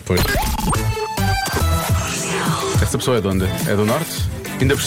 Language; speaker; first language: Portuguese; native; Portuguese